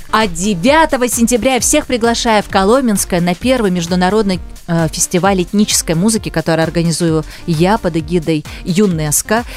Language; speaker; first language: Russian; early bilingual, other home language; Kurdish